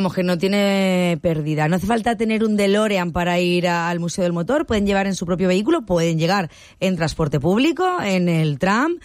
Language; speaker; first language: Spanish; native; Spanish